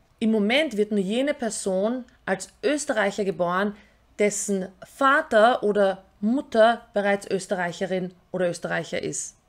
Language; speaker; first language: German; early bilingual, other home language; Albanian